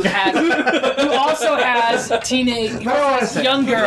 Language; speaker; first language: English; native; English